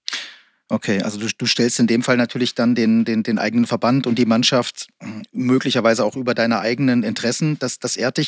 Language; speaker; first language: German; native; German